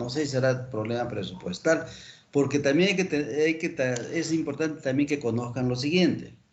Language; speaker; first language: Spanish; native; Spanish